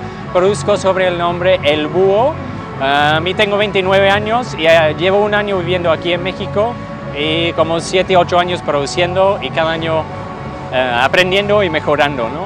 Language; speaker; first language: Spanish; non-native, fluent; English